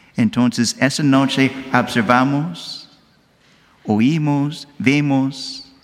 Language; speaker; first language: Spanish; non-native, learner; English